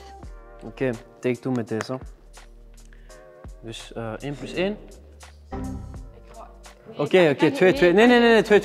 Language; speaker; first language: Dutch; native; Dutch